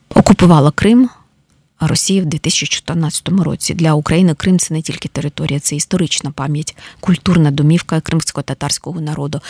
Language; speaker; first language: Ukrainian; native; Ukrainian